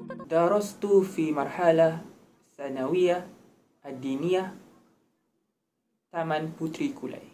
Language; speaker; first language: Arabic; non-native, learner; Malay